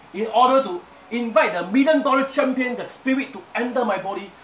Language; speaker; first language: English; non-native, local second language; Chinese